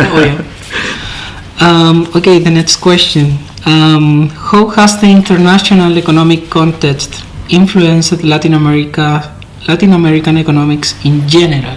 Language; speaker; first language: English; non-native, fluent; Spanish